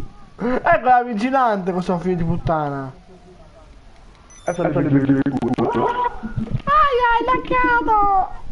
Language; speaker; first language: Italian; native; Italian